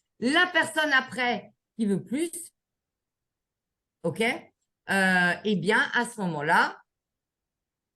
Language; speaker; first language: French; native; French